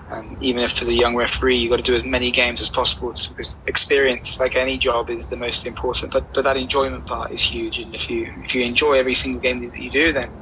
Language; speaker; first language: English; native; English